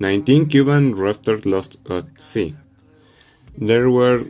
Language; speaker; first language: English; non-native, learner; Spanish